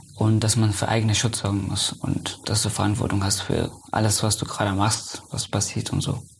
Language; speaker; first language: German; non-native, fluent; Persian